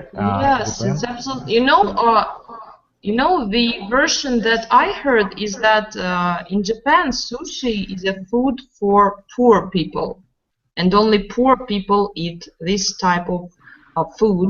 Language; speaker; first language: English; non-native, fluent; Russian